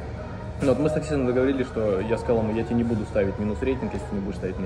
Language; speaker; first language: Russian; native; Russian